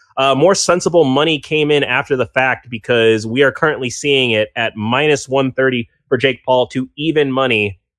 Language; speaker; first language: English; native; English